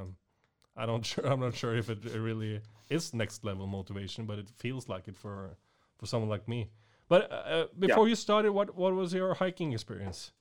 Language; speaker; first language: English; non-native, fluent; Norwegian